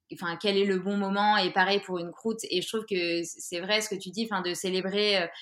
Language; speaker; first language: French; native; French